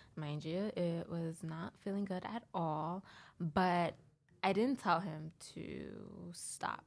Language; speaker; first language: English; early bilingual, heritage; English